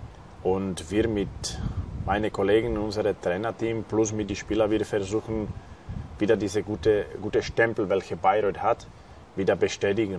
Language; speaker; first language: German; non-native, fluent; Slovak